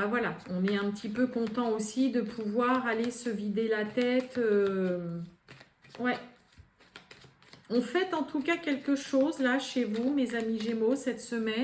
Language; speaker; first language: French; native; French